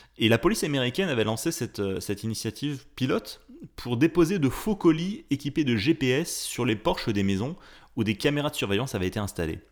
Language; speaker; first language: French; native; French